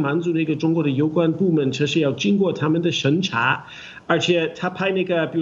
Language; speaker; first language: Chinese; non-native, fluent; English